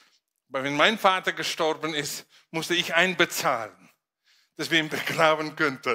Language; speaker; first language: German; non-native, fluent; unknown